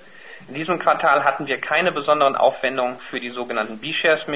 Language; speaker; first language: German; native; German